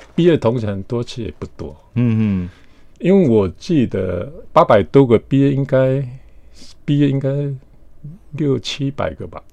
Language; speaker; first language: Chinese; native; Chinese